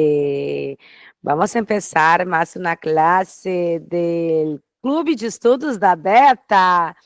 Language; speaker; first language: Spanish; non-native, fluent; Portuguese